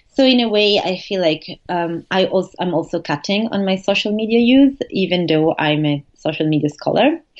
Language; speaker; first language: English; non-native, fluent; Italian